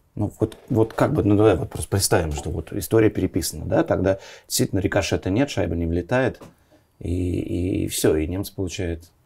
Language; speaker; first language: Russian; native; Russian